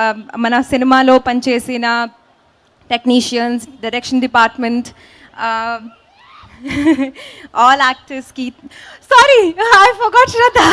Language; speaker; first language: Telugu; non-native, learner; Hindi